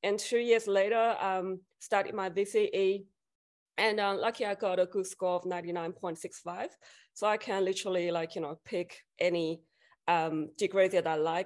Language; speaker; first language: English; non-native, fluent; Chinese